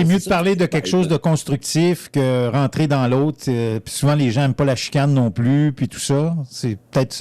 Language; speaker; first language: French; native; French